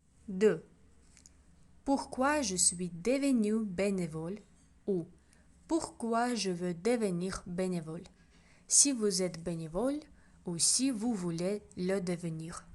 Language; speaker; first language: French; non-native, fluent; Russian